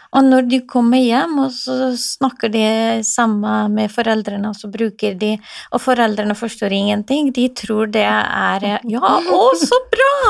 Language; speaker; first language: Norwegian; non-native, fluent; Assyrian Neo-Aramaic